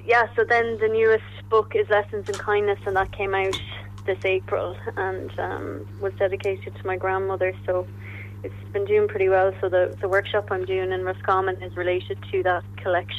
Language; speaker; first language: English; native; English